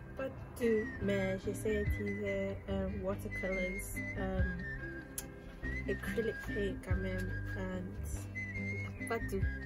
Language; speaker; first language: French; early bilingual, heritage; French